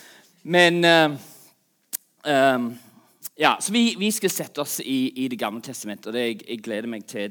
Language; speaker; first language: Norwegian; non-native, fluent; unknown